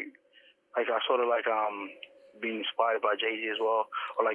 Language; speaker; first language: English; native; English